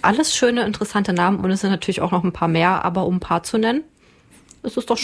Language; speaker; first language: German; native; German